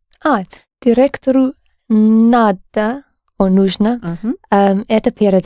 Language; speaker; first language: Russian; non-native, learner; English